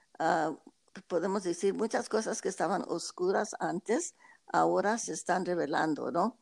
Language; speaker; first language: Spanish; early bilingual, heritage; Spanish